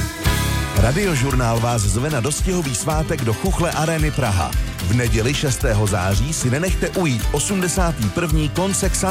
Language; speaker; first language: Czech; native; Czech